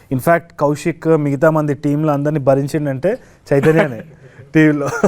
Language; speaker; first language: Telugu; native; Telugu